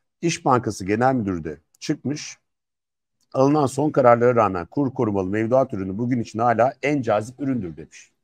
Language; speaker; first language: Turkish; native; Turkish